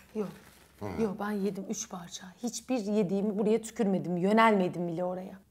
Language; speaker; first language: Turkish; native; Turkish